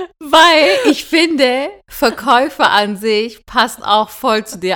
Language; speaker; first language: German; early bilingual, other home language; Turkish